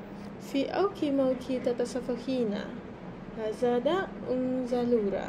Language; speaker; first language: Arabic; non-native, learner; Malay